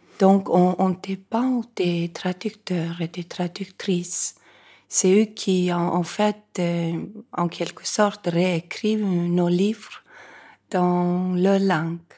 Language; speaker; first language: French; non-native, fluent; Icelandic